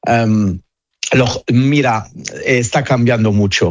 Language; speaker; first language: Spanish; non-native, fluent; Italian